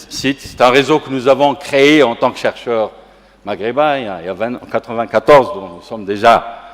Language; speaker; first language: French; non-native, local second language; Arabic